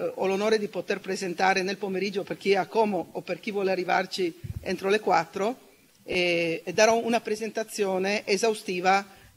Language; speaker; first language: Italian; native; Italian